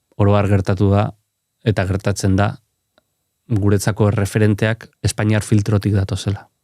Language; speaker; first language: Basque; native; Basque